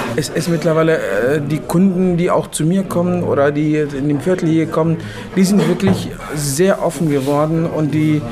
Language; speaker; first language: German; non-native, fluent; Arabic